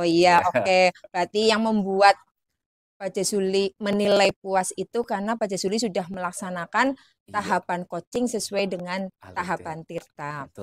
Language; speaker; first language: Indonesian; native; Indonesian